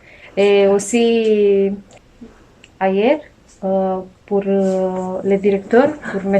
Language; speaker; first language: French; non-native, learner; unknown